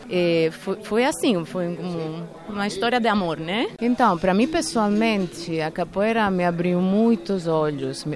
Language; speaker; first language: Portuguese; non-native, fluent; Italian